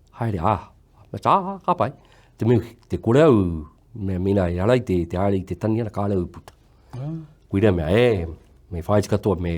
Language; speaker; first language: Māori; native; Māori